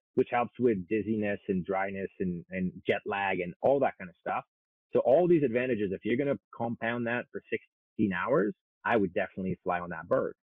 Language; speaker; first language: English; non-native, fluent; French